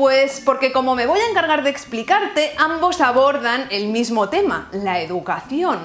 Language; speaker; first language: Spanish; native; Spanish